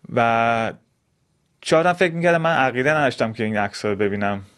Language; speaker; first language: Persian; early bilingual, heritage; Persian